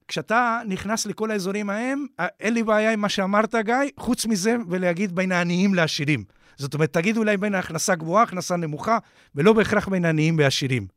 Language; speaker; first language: Hebrew; non-native, fluent; Spanish